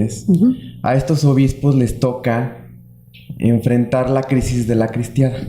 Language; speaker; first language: Spanish; native; Spanish